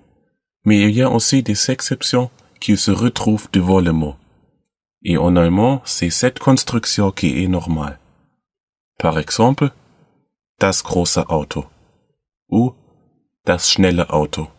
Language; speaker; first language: French; non-native, learner; German